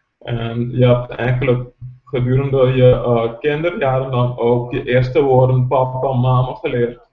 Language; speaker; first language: Dutch; non-native, local second language; Papiamento